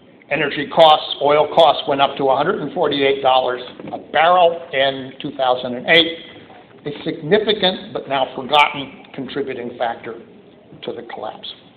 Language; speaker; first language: English; native; English